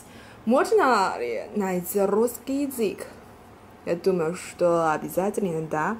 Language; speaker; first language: Russian; non-native, learner; Chinese